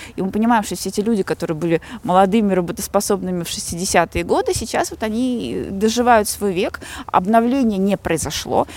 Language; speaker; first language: Russian; native; Russian